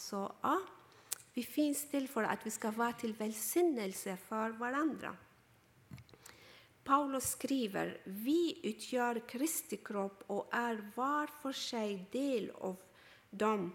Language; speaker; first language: Swedish; non-native, fluent; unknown